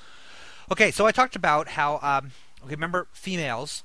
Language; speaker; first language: English; native; English